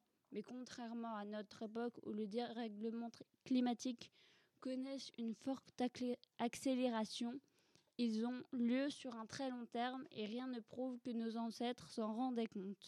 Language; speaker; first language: French; native; French